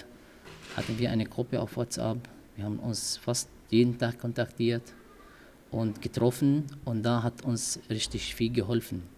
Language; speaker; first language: German; non-native, learner; Arabic